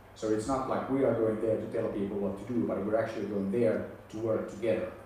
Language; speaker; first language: English; non-native, fluent; Finnish